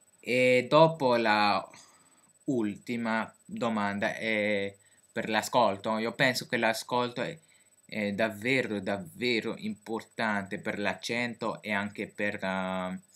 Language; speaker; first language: Italian; non-native, fluent; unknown